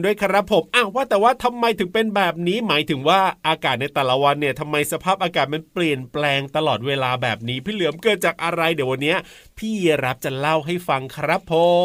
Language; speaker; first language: Thai; native; Thai